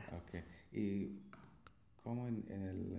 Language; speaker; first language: Spanish; non-native, fluent; English